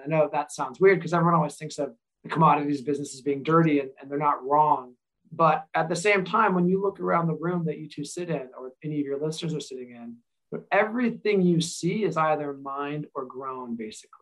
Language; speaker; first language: English; native; English